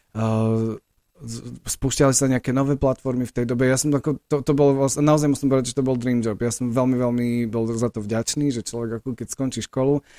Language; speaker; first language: Slovak; native; Slovak